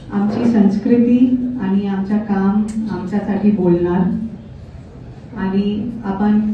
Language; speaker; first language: Marathi; non-native, learner; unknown